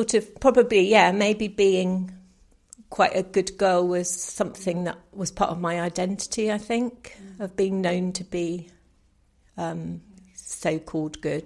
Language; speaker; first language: English; native; English